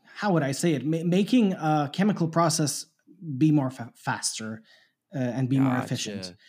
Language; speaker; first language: English; native; English